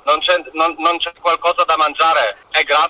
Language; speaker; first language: Italian; non-native, learner; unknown